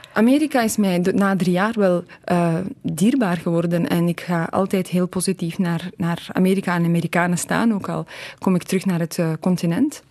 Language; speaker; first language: Dutch; early bilingual, other home language; Polish